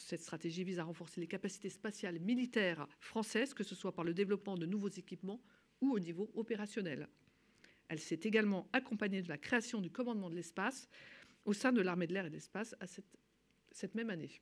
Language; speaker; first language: French; native; French